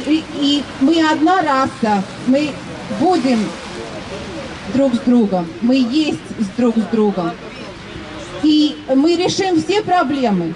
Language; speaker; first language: Russian; non-native, local second language; Latvian